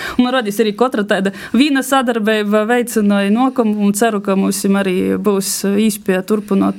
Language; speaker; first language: Latvian; non-native, fluent; German